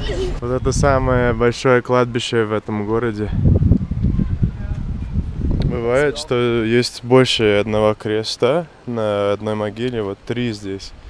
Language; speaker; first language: Russian; non-native, fluent; English